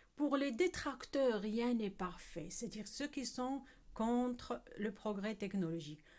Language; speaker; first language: French; non-native, local second language; Arabic